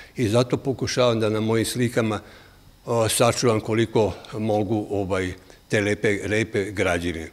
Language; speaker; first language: Croatian; native; Croatian